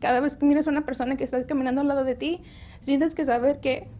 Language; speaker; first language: Spanish; early bilingual, heritage; Spanish